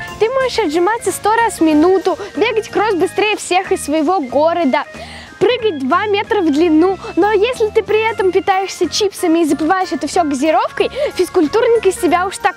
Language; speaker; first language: Russian; native; Russian